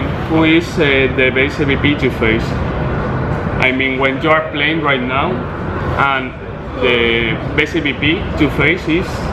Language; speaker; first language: English; non-native, learner; Spanish